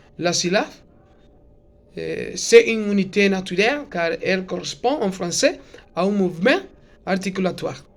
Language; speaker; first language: French; non-native, learner; Spanish